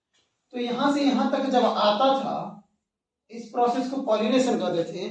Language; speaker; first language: Hindi; native; Hindi